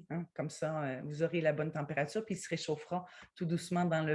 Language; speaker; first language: French; native; French